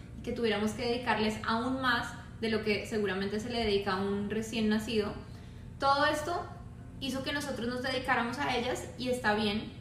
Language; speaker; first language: Spanish; native; Spanish